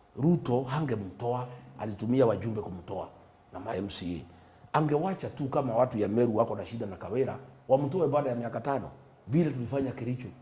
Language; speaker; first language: Swahili; non-native, local second language; Kikuyu